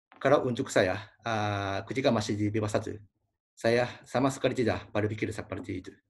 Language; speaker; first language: Indonesian; non-native, learner; Japanese